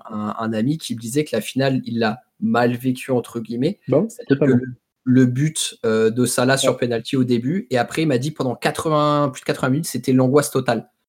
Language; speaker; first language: French; native; French